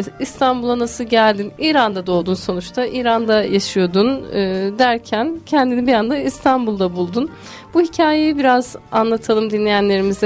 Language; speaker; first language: Turkish; native; Turkish